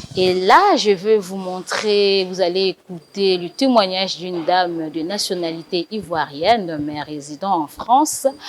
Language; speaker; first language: French; non-native, local second language; Lingala